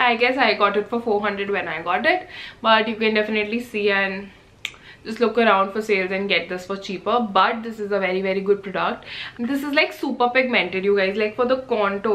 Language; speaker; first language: English; non-native, local second language; Hindi